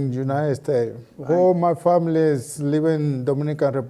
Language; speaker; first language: English; non-native, learner; Spanish